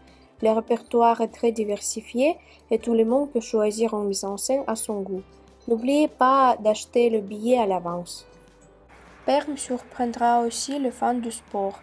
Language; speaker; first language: French; non-native, learner; Russian